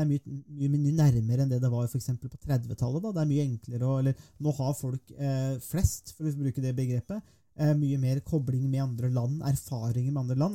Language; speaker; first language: Norwegian; native; Norwegian